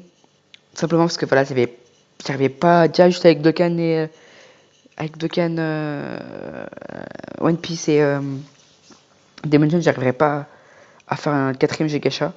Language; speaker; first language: French; native; French